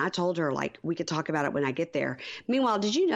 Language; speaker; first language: English; native; English